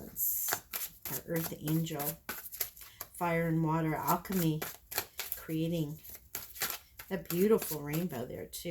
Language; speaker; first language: English; native; English